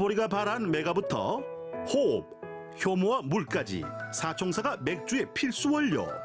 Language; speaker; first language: Korean; native; Korean